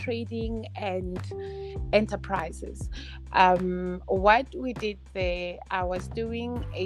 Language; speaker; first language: English; non-native, local second language; Tswana